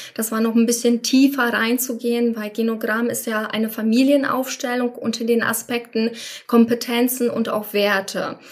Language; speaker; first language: German; non-native, fluent; Polish